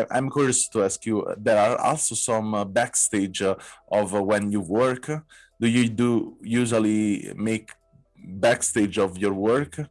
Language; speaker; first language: English; non-native, fluent; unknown